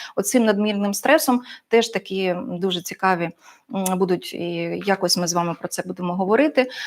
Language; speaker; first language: Ukrainian; non-native, local second language; Russian